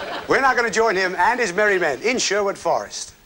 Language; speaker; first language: English; native; English